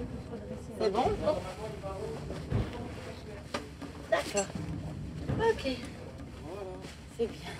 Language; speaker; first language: French; non-native, learner; English